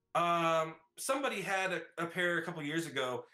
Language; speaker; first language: English; native; English